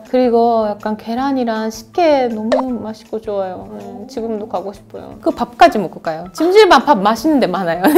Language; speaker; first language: Korean; non-native, fluent; Japanese